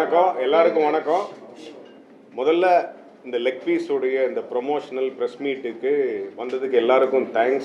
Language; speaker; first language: Tamil; native; Tamil